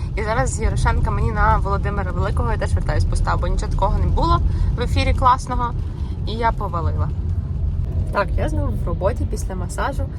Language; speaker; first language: Ukrainian; non-native, local second language; Russian